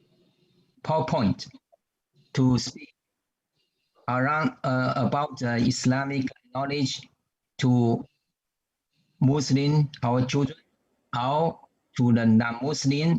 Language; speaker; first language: English; non-native, learner; Chinese